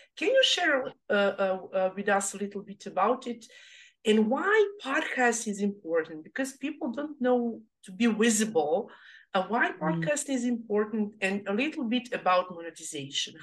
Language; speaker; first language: English; non-native, learner; Serbian